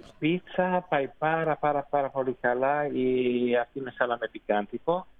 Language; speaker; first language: Greek; non-native, learner; Italian